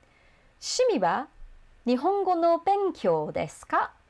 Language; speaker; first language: Japanese; non-native, fluent; English